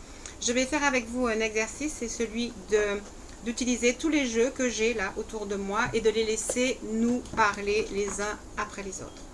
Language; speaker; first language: French; native; French